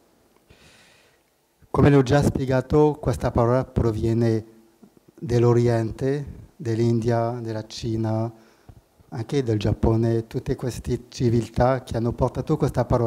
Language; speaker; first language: Italian; non-native, fluent; French